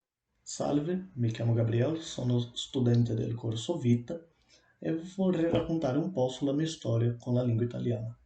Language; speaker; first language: Italian; non-native, learner; Portuguese